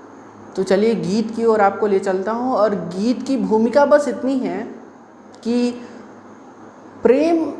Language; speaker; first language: Hindi; native; Hindi